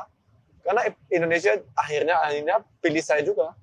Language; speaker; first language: Indonesian; non-native, learner; Dutch